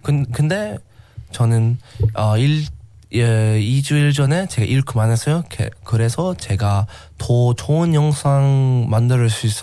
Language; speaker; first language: Korean; non-native, learner; English